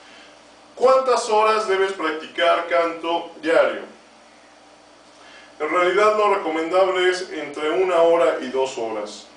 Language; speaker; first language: Spanish; native; Spanish